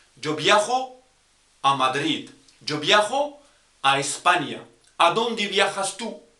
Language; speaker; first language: Spanish; non-native, fluent; Arabic